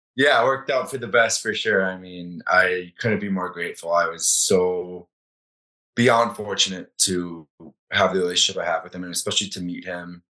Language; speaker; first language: English; native; English